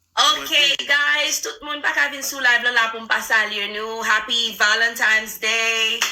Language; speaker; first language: Haitian Creole; early bilingual, heritage; Haitian Creole